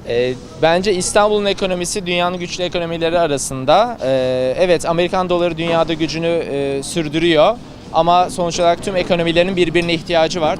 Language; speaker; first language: Turkish; native; Turkish